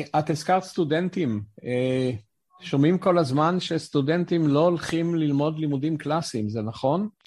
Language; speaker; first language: Hebrew; native; Hebrew